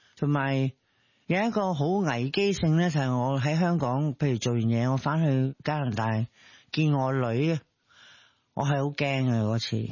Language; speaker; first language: Cantonese; native; Cantonese